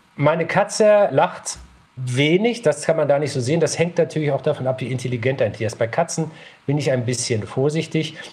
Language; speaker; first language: German; native; German